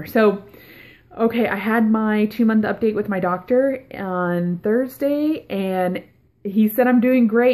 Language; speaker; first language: English; native; English